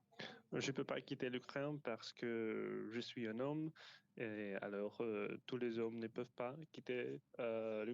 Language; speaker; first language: French; non-native, fluent; Ukrainian